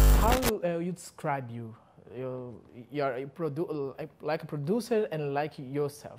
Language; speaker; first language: English; non-native, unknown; Portuguese